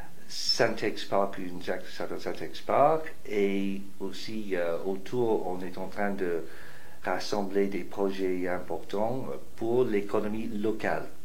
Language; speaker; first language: French; non-native, fluent; English